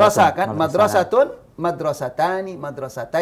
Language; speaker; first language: Arabic; non-native, fluent; Indonesian